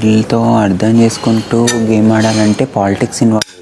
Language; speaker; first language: Telugu; native; Telugu